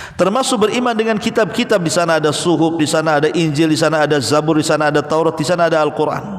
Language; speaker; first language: Malay; native; Malay